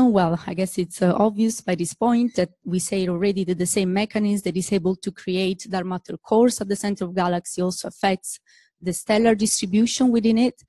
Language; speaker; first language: English; non-native, fluent; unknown